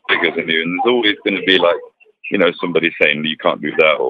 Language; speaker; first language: English; native; English